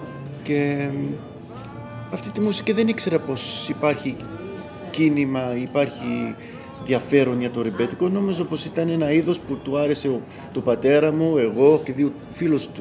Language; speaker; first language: Greek; early bilingual, heritage; Greek